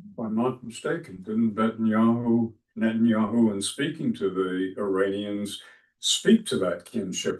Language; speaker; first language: English; native; English